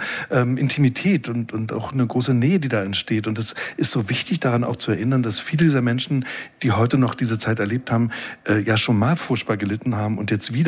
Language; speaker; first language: German; native; German